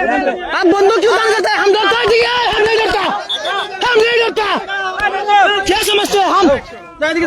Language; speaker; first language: Hindi; non-native, learner; Bangla